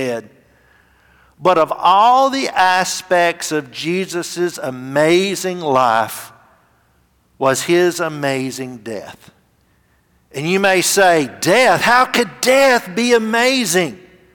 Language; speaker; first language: English; native; English